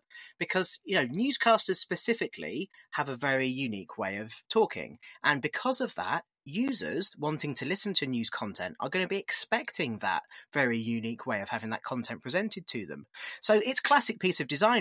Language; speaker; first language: English; native; English